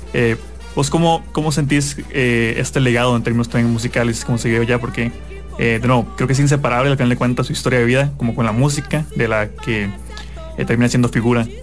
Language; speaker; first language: Spanish; native; Spanish